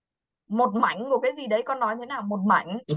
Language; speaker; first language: Vietnamese; native; Vietnamese